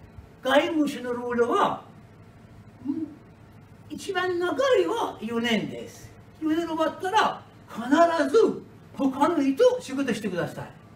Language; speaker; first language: Japanese; non-native, learner; Persian